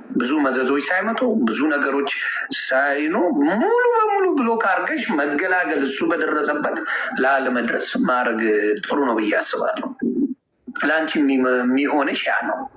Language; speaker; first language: Amharic; native; Amharic